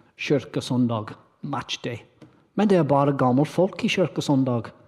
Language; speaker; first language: Norwegian; non-native, learner; English